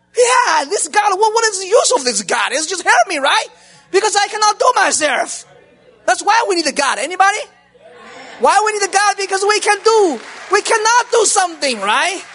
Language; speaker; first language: English; non-native, learner; Chinese